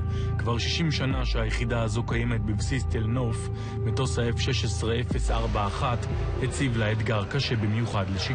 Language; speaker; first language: Hebrew; native; Hebrew